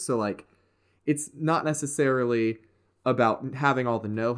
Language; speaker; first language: English; native; English